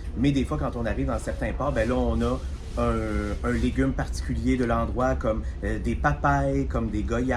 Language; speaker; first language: French; native; French